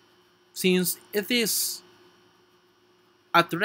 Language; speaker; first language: English; non-native, local second language; Filipino